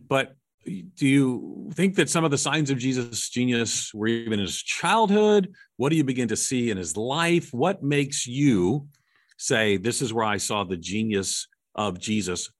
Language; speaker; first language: English; native; English